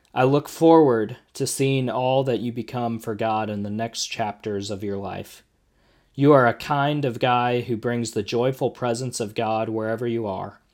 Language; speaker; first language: English; native; English